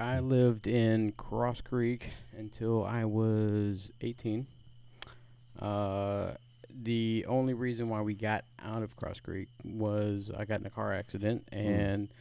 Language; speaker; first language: English; native; English